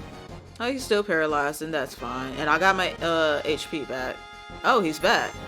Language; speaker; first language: English; native; English